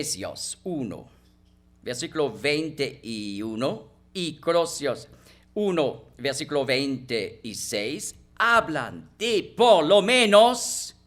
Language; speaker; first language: Spanish; non-native, fluent; German